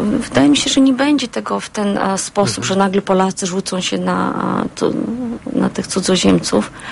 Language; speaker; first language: Polish; non-native, fluent; Azerbaijani